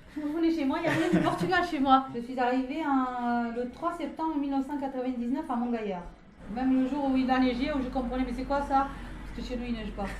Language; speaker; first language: French; non-native, fluent; Portuguese